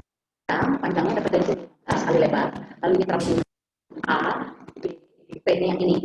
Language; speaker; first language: Indonesian; native; Indonesian